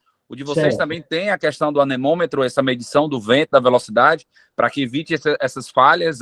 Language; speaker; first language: Portuguese; native; Portuguese